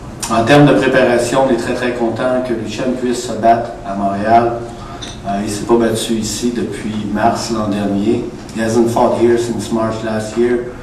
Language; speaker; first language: French; native; French